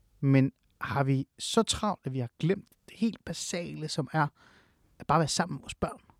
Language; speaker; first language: Danish; early bilingual, other home language; Persian